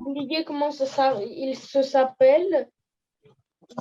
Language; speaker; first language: French; non-native, learner; Russian